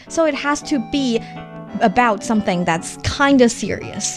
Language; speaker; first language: English; non-native, fluent; Chinese